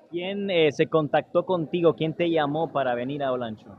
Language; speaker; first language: Portuguese; non-native, learner; Spanish